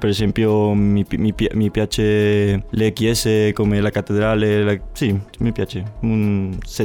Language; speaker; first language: Italian; non-native, learner; Spanish